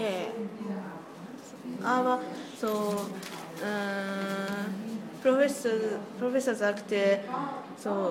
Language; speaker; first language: German; non-native, learner; Japanese